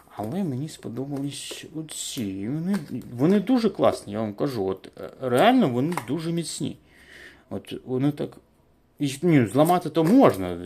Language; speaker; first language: Ukrainian; non-native, local second language; Russian